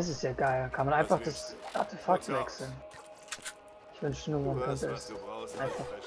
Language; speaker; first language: German; native; German